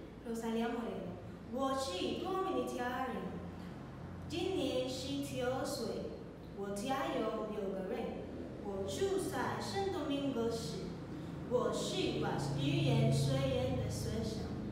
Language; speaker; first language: Chinese; non-native, learner; Spanish